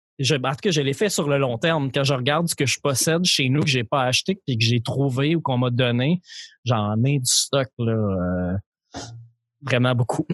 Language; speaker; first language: French; native; French